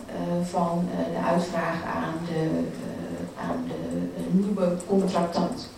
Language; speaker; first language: Dutch; native; Dutch